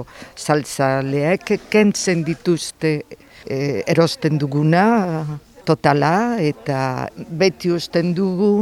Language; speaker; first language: Basque; non-native, local second language; French